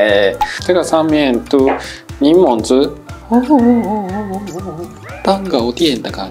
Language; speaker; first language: Chinese; non-native, fluent; Japanese